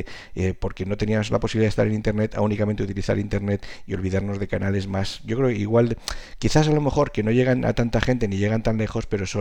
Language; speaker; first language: Spanish; native; Spanish